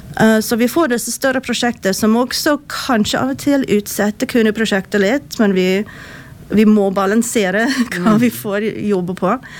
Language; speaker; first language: Norwegian; non-native, fluent; English